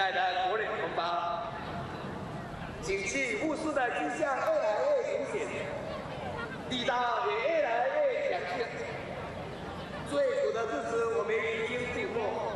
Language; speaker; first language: Chinese; native; Chinese